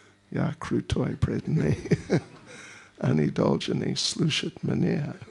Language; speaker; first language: Russian; non-native, learner; English